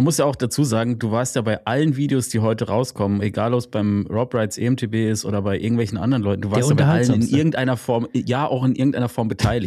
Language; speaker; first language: German; native; German